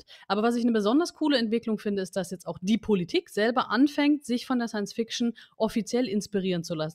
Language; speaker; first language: German; native; German